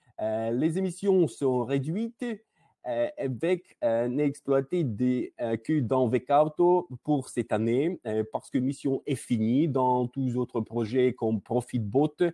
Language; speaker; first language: French; non-native, learner; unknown